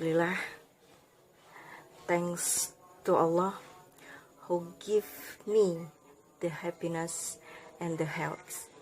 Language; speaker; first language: English; non-native, learner; Indonesian